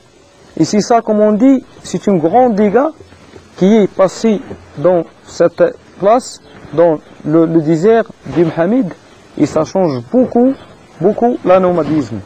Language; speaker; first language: French; non-native, learner; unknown